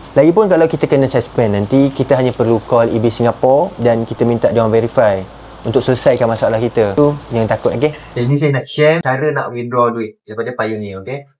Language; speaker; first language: Malay; native; Malay